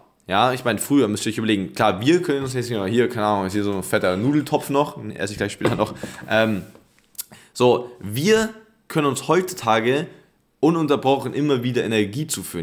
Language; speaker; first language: German; native; German